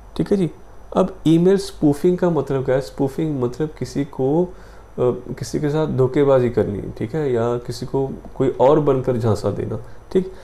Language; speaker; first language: Hindi; non-native, local second language; Punjabi